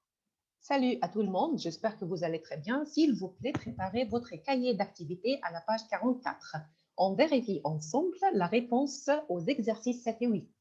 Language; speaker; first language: French; non-native, fluent; Arabic